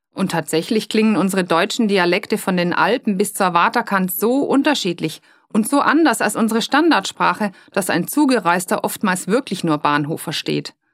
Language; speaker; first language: German; native; German